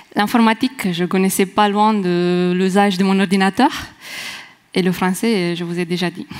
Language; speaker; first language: French; non-native, fluent; Romanian